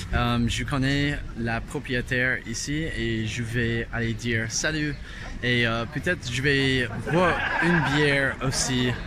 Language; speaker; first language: French; non-native, fluent; English